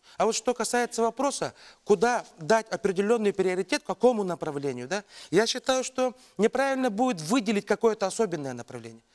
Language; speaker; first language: Russian; non-native, local second language; Yakut